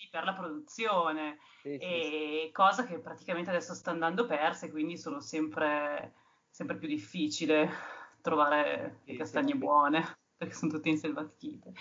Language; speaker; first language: Italian; native; Italian